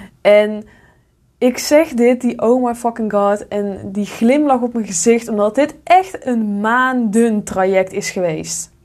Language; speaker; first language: Dutch; native; Dutch